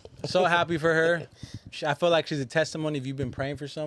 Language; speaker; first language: English; native; English